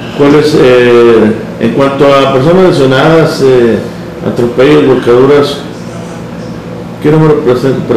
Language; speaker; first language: Spanish; native; Spanish